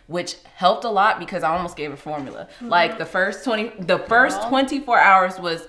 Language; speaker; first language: English; native; English